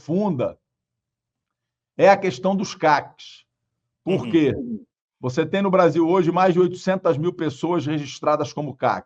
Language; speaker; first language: Portuguese; native; Portuguese